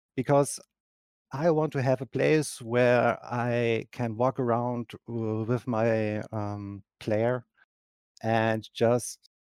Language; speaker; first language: English; non-native, fluent; German